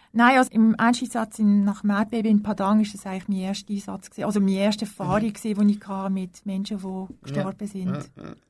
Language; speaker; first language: German; native; German